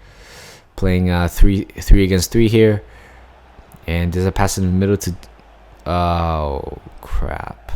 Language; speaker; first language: English; non-native, fluent; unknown